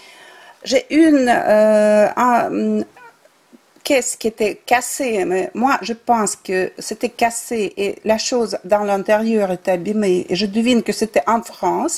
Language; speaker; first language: French; non-native, fluent; Russian